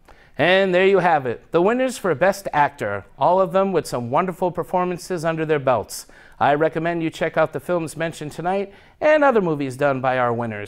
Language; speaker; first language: English; native; English